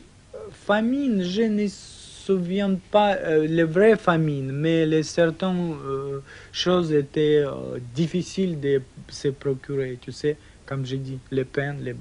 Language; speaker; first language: French; non-native, fluent; Russian